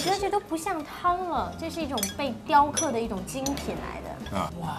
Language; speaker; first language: Chinese; native; Chinese